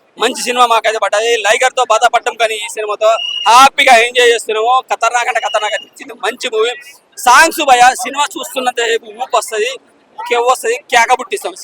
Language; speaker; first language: Telugu; native; Telugu